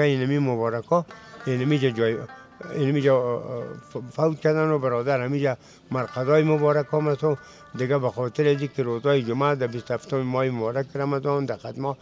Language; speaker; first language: Persian; native; Persian